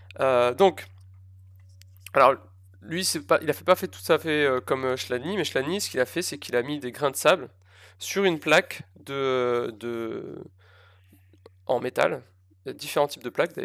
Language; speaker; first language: French; native; French